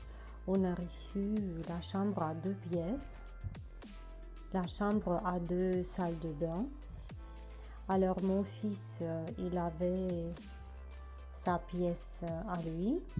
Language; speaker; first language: French; non-native, learner; Russian